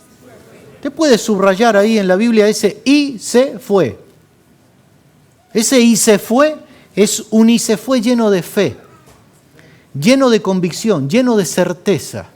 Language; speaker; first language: Spanish; native; Spanish